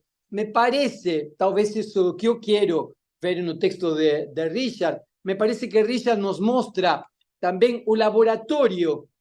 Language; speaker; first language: Portuguese; non-native, fluent; Spanish